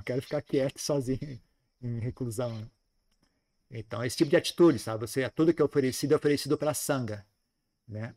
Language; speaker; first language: Portuguese; native; Portuguese